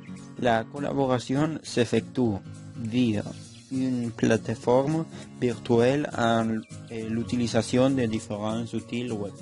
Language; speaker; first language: French; non-native, learner; Spanish